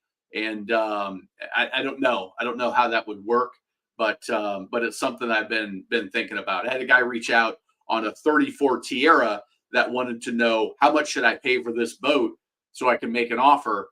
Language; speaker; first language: English; native; English